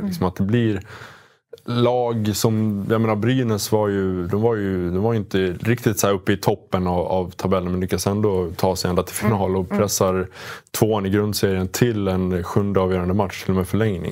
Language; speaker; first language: Swedish; native; Swedish